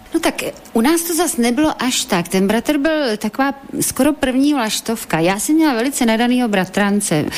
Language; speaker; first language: Czech; native; Czech